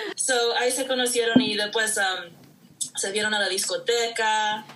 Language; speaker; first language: Spanish; early bilingual, heritage; Spanish